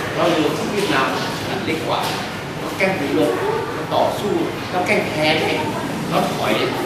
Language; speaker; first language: Thai; non-native, fluent; Vietnamese